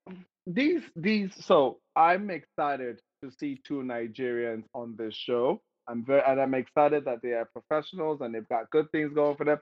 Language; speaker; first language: English; non-native, local second language; Igbo